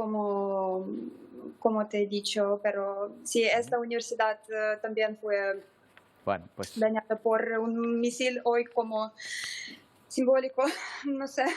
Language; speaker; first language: Spanish; non-native, fluent; Ukrainian